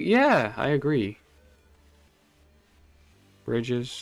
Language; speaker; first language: English; non-native, fluent; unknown